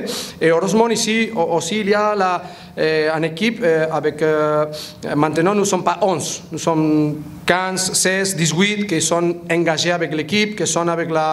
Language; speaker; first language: French; non-native, fluent; Spanish